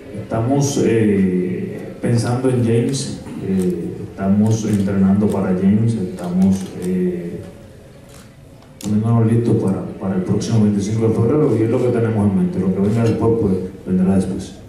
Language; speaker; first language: Spanish; native; Spanish